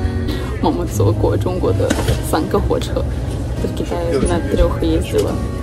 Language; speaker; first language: Chinese; non-native, fluent; Ukrainian